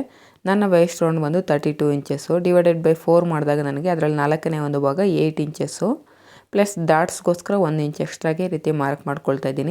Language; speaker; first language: Kannada; native; Kannada